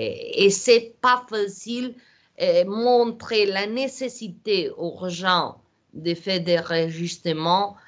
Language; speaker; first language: French; non-native, learner; Portuguese